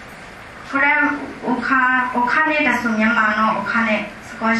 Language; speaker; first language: Japanese; non-native, learner; Burmese